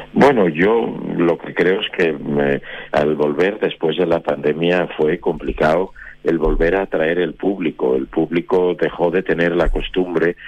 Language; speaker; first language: Spanish; native; Spanish